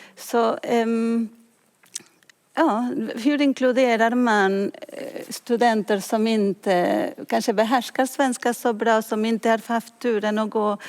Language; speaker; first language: Swedish; non-native, fluent; Spanish